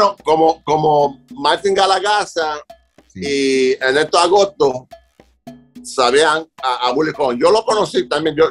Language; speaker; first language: Spanish; early bilingual, other home language; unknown